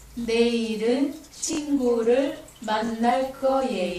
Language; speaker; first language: Korean; non-native, learner; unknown